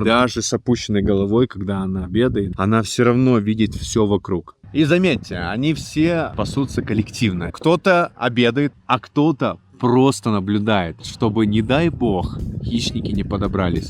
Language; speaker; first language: Russian; native; Russian